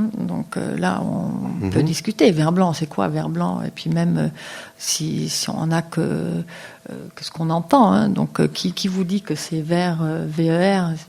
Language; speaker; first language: French; non-native, local second language; Luxembourgish